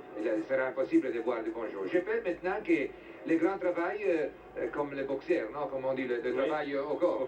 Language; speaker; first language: French; non-native, learner; Italian